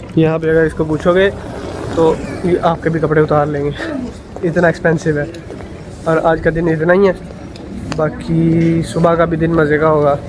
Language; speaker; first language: Urdu; non-native, local second language; Punjabi